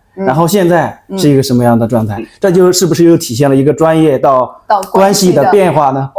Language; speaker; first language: Chinese; native; Chinese